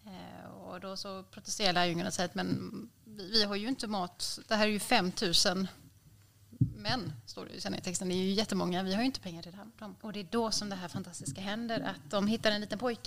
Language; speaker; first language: Swedish; native; Swedish